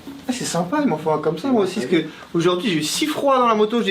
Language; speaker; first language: French; native; French